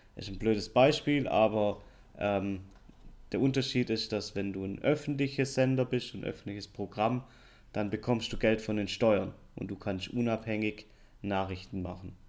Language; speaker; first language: German; native; German